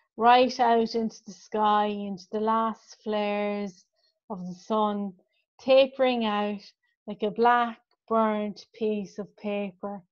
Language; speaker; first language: English; native; English